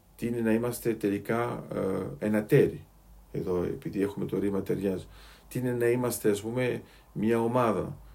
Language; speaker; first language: Greek; native; Greek